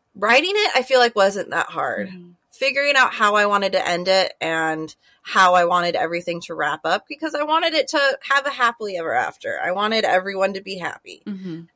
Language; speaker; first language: English; native; English